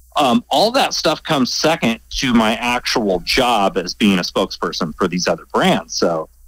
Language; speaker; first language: English; native; English